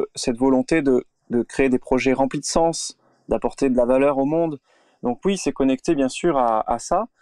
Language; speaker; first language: French; native; French